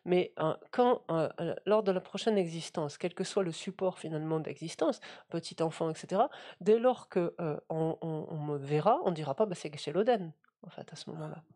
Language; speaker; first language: French; native; French